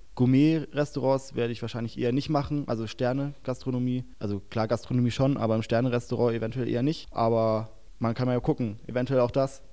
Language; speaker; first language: German; native; German